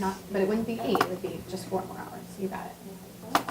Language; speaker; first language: English; native; English